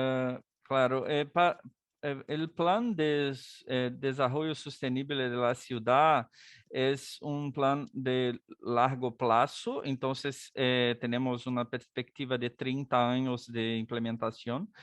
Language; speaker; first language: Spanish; non-native, learner; Portuguese